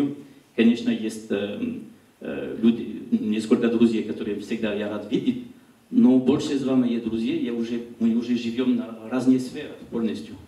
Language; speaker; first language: Russian; non-native, learner; French